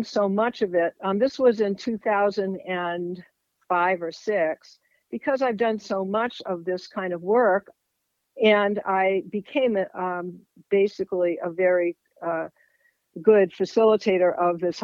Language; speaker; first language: English; native; English